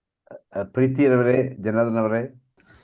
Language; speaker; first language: Kannada; non-native, learner; Hindi